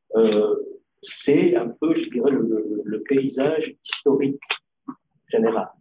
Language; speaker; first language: French; non-native, local second language; Arabic